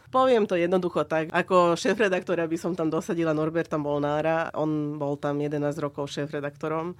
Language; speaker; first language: Slovak; non-native, local second language; Hungarian